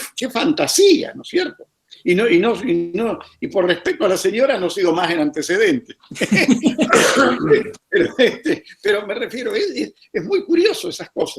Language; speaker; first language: Spanish; native; Spanish